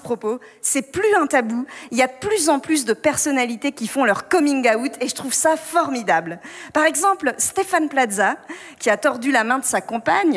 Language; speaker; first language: French; native; French